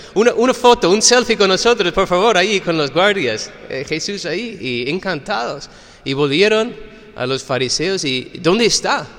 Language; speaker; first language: Spanish; non-native, fluent; English